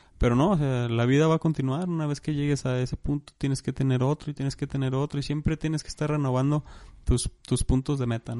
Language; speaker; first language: Spanish; native; Spanish